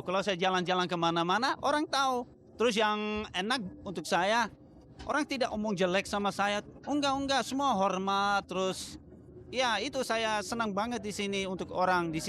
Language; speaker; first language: Indonesian; non-native, fluent; Dutch